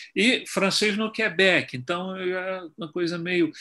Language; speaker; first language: Portuguese; native; Portuguese